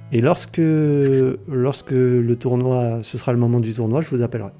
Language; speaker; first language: French; native; French